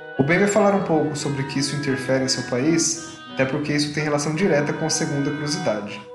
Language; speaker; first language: Portuguese; native; Portuguese